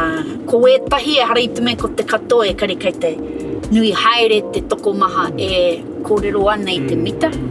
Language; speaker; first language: Māori; non-native, local second language; English